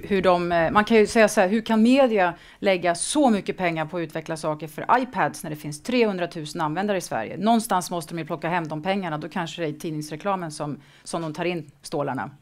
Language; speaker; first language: Swedish; native; Swedish